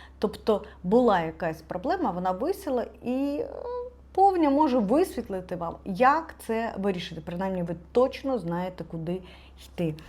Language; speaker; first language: Ukrainian; non-native, local second language; Russian